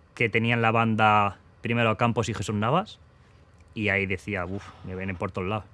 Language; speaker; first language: Spanish; native; Spanish